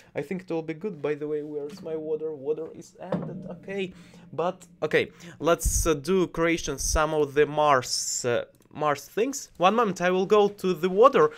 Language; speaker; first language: English; non-native, learner; Russian